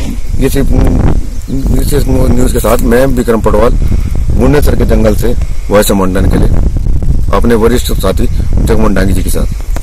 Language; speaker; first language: Hindi; native; Hindi